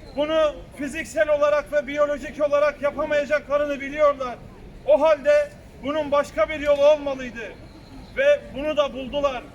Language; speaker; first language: Turkish; native; Turkish